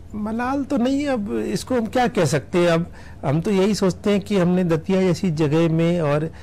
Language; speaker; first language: Hindi; native; Hindi